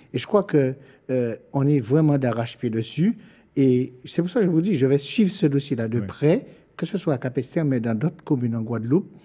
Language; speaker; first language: French; native; French